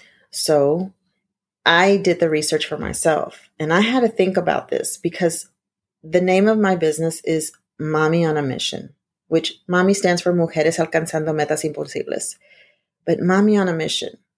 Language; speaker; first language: English; early bilingual, other home language; Spanish